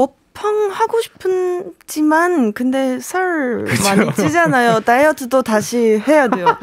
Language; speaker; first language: Korean; non-native, learner; Chinese